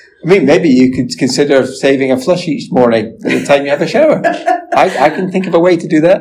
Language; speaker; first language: English; native; English